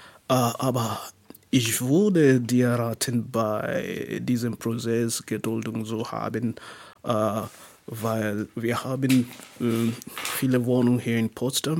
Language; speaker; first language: German; non-native, learner; English